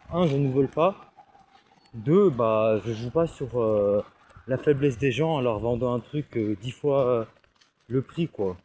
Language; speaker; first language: French; native; French